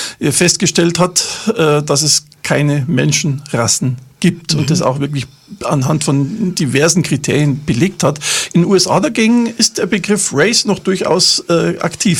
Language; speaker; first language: German; native; German